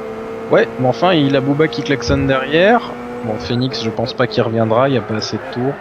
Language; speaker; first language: French; native; French